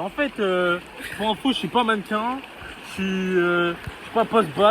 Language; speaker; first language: French; native; French